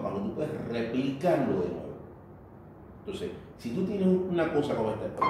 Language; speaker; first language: Spanish; native; Spanish